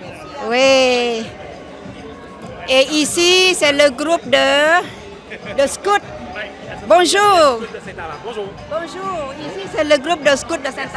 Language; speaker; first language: French; non-native, fluent; Lao